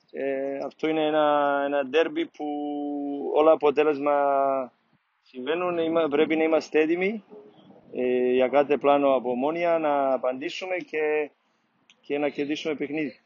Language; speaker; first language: Greek; non-native, fluent; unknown